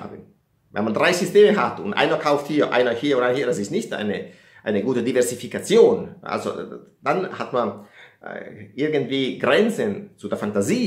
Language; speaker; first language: German; non-native, fluent; Italian